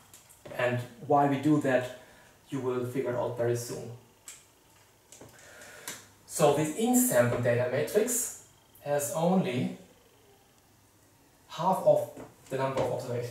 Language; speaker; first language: English; non-native, fluent; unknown